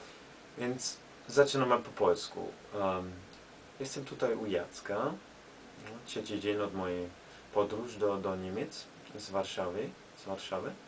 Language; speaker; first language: Polish; non-native, learner; German